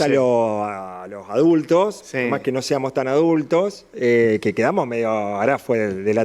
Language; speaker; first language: Spanish; native; Spanish